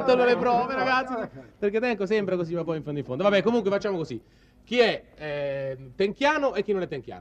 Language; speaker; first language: Italian; native; Italian